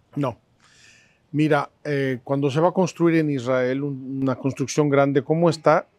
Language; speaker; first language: Spanish; native; Spanish